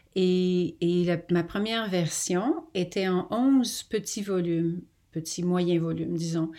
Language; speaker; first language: French; native; French